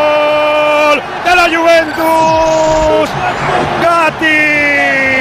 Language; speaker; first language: Spanish; native; Spanish